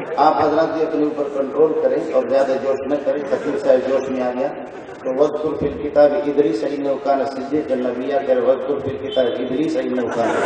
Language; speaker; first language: Urdu; non-native, local second language; Brahui